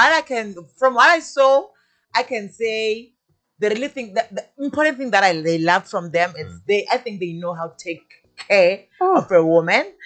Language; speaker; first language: English; non-native, local second language; Venda